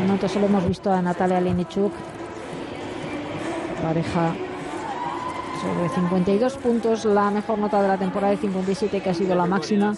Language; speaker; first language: Spanish; native; Spanish